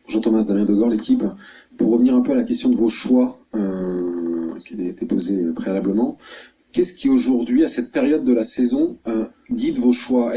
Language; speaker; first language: French; native; French